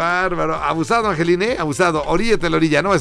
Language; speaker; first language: Spanish; native; Spanish